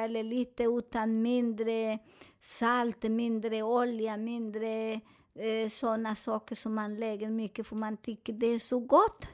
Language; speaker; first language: Swedish; non-native, learner; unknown